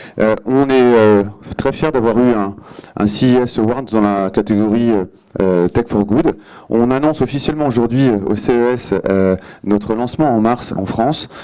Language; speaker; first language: French; native; French